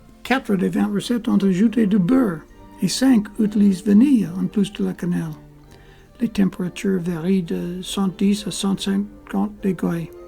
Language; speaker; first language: French; non-native, fluent; English